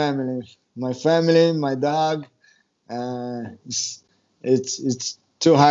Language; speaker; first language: English; non-native, learner; Portuguese